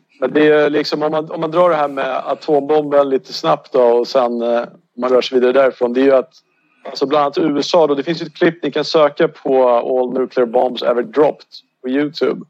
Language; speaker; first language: Swedish; native; Swedish